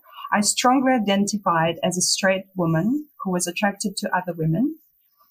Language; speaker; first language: English; non-native, fluent; Russian